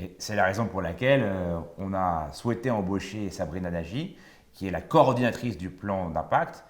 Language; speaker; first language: French; native; French